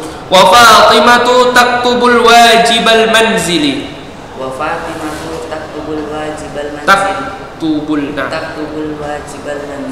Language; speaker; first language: Arabic; non-native, learner; Indonesian